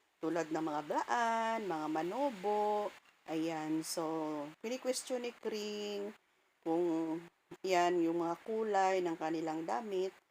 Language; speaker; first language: Filipino; non-native, local second language; Cebuano